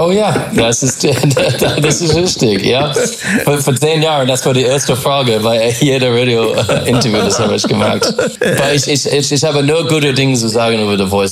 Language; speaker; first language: German; non-native, learner; English